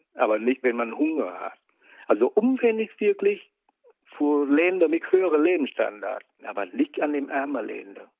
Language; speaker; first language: German; non-native, learner; Vietnamese